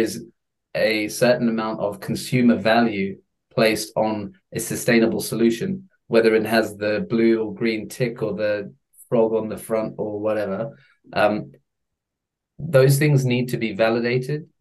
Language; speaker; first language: English; native; English